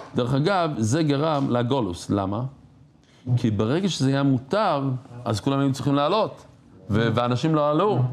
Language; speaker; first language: Hebrew; non-native, fluent; English